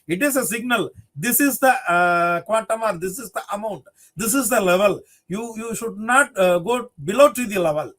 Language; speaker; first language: English; non-native, local second language; Tamil